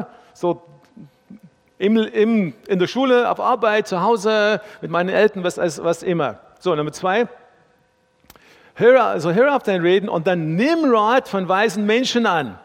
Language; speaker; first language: German; non-native, fluent; English